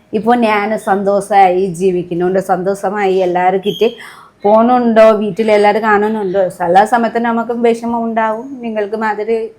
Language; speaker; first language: Malayalam; non-native, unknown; Nepali